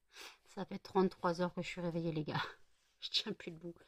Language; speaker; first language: French; native; French